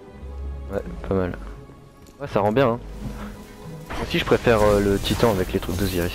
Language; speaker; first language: French; native; French